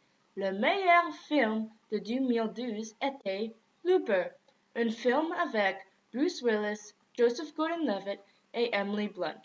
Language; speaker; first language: French; non-native, learner; English